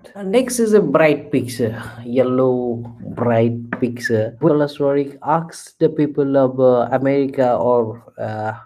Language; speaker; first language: English; non-native, local second language; Assamese